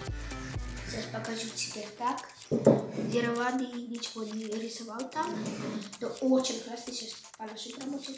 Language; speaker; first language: Russian; early bilingual, heritage; Russian